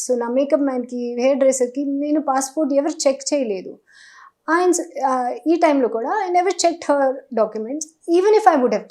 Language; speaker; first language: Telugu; non-native, learner; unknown